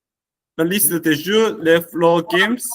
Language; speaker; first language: French; non-native, learner; Chinese